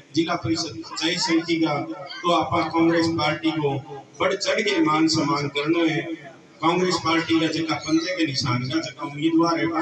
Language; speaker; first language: Hindi; native; Hindi